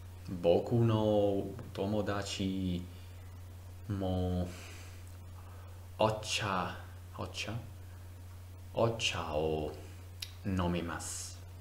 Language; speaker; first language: Japanese; non-native, learner; Italian